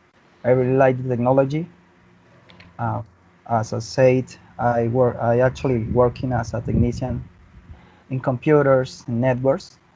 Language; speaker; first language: English; non-native, learner; Spanish